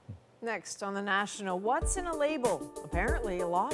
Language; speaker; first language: English; native; English